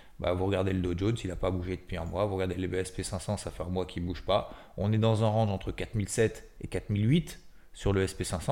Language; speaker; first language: French; native; French